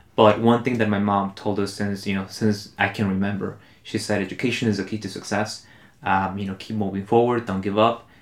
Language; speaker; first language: English; early bilingual, other home language; Spanish